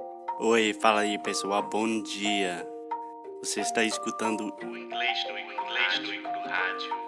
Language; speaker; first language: Portuguese; non-native, fluent; English